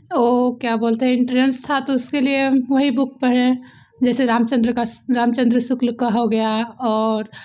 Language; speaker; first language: Hindi; native; Hindi